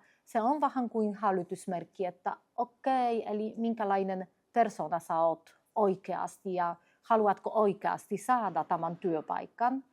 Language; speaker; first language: Finnish; non-native, fluent; Polish